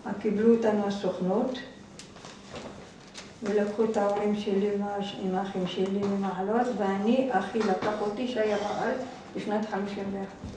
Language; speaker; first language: Hebrew; non-native, fluent; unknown